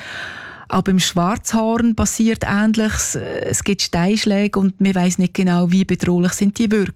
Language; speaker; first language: German; native; German